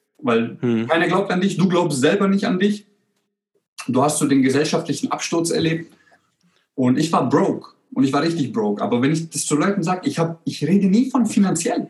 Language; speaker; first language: German; early bilingual, other home language; Croatian